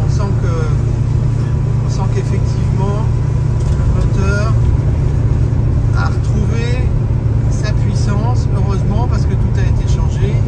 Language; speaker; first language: French; native; French